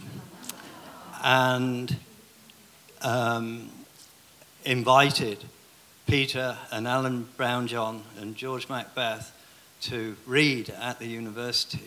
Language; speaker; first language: English; native; English